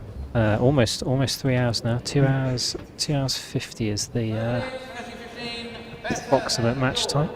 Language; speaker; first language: English; native; English